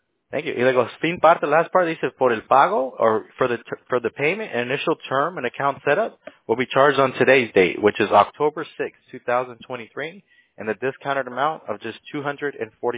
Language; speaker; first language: English; early bilingual, other home language; Spanish